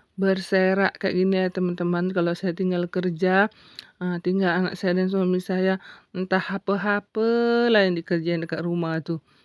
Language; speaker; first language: Indonesian; non-native, local second language; Buginese